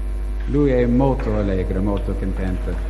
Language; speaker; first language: Italian; non-native, learner; English